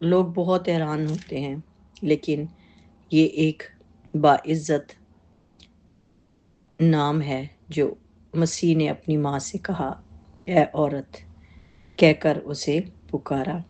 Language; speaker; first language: Urdu; native; Urdu